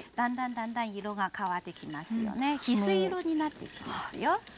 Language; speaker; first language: Japanese; non-native, fluent; Chinese